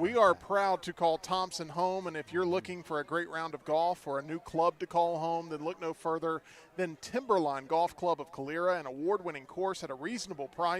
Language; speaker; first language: English; native; English